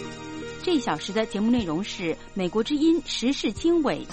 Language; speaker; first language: Chinese; native; Chinese